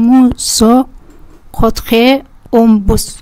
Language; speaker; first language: French; non-native, learner; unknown